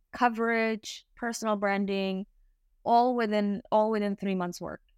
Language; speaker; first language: English; non-native, fluent; Indonesian